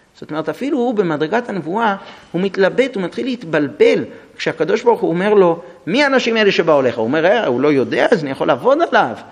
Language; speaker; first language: Hebrew; non-native, fluent; English